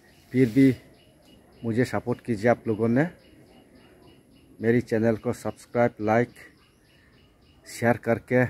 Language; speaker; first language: Hindi; non-native, local second language; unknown